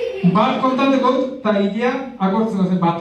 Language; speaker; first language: Basque; native; Basque